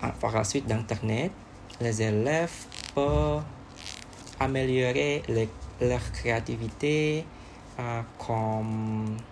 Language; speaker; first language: French; non-native, learner; Indonesian